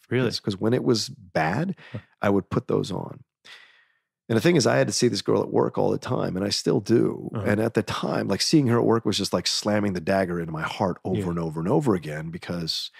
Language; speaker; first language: English; native; English